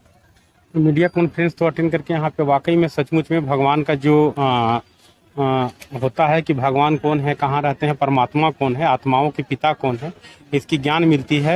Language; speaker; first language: Hindi; non-native, local second language; Kannada